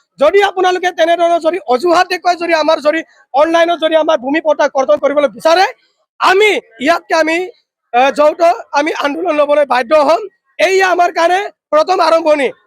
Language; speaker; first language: Assamese; non-native, local second language; Mising